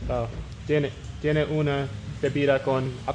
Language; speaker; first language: Spanish; non-native, learner; English